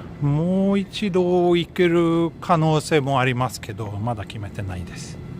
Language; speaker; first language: Japanese; non-native, fluent; Swedish